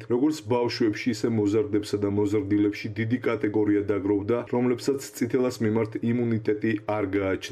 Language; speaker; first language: Georgian; native; Georgian